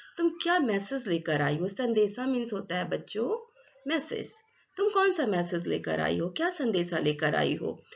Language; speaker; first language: Hindi; non-native, local second language; Assamese